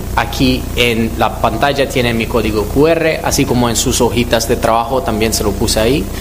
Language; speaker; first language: Spanish; non-native, fluent; Italian